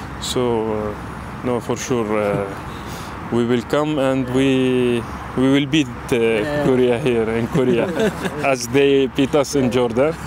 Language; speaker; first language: English; non-native, learner; Arabic